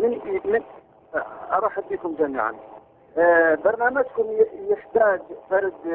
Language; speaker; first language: Arabic; non-native, learner; Persian